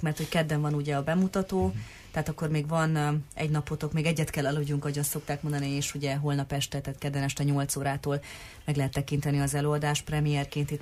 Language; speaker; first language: Hungarian; native; Hungarian